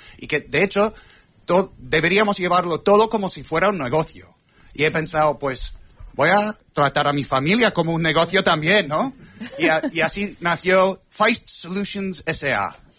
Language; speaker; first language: Spanish; non-native, fluent; English